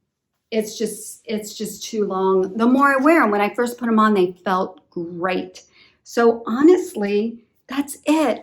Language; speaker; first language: English; native; English